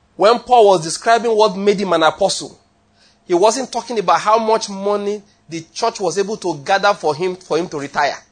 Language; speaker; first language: English; non-native, local second language; Yoruba